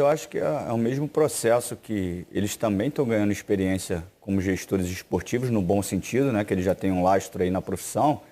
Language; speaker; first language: Portuguese; native; Portuguese